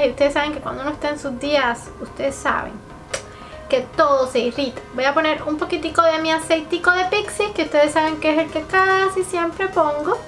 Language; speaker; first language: Spanish; native; Spanish